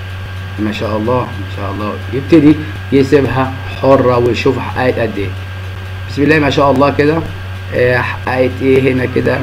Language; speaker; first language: Arabic; native; Arabic